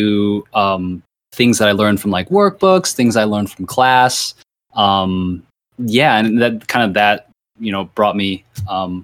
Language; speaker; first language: English; early bilingual, other home language; Thai